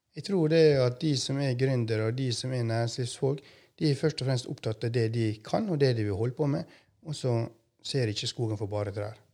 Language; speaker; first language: Norwegian; native; Norwegian